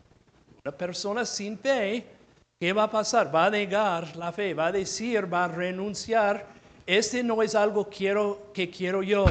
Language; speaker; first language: Spanish; non-native, fluent; English